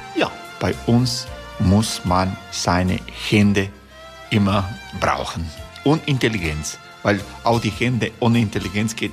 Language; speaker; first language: German; non-native, learner; Croatian